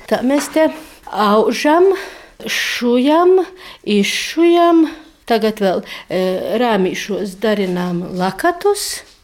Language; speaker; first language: Latvian; native; Latvian